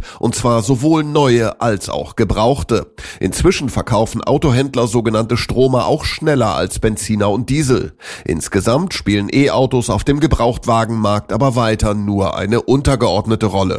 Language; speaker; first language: German; native; German